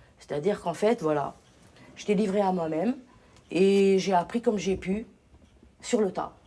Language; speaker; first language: French; early bilingual, other home language; Portuguese